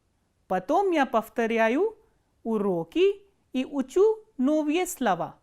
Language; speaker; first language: Russian; non-native, fluent; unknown